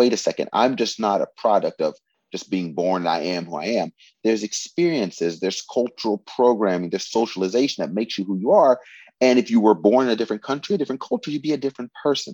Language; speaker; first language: English; native; English